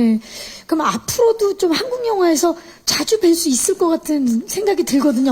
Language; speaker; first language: Korean; native; Korean